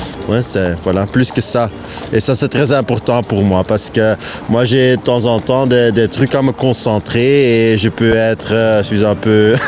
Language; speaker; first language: French; non-native, local second language; Dutch